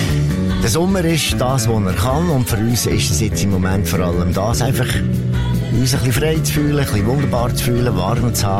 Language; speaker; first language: German; native; German